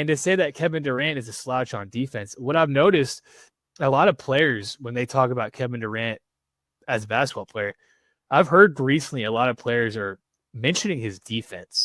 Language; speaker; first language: English; native; English